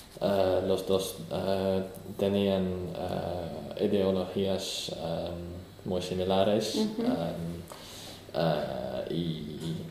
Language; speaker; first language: Spanish; non-native, learner; English